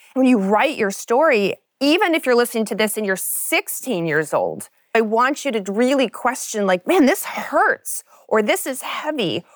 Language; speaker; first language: English; native; English